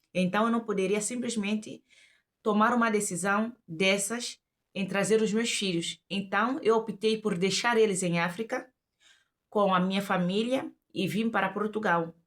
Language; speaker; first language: Portuguese; native; Portuguese